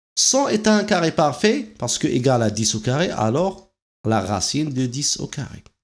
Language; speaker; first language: French; non-native, local second language; Arabic